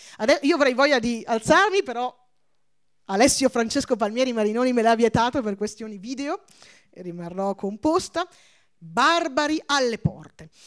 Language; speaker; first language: Italian; early bilingual, other home language; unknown